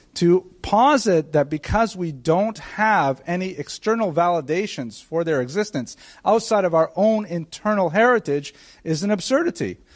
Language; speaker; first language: English; native; English